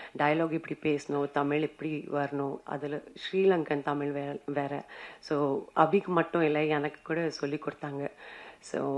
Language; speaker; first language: Tamil; non-native, fluent; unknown